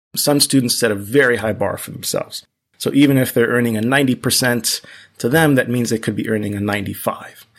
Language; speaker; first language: English; early bilingual, other home language; Spanish